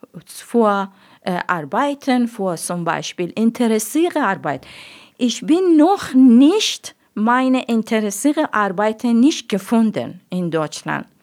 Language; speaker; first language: German; non-native, learner; Persian